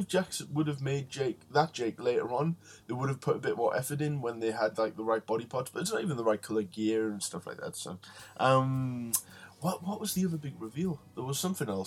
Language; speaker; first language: English; native; English